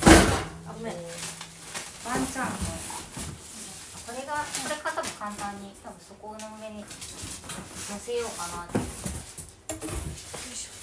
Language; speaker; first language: Japanese; native; Japanese